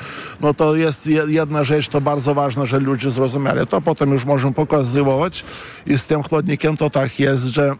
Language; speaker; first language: Polish; non-native, fluent; Lithuanian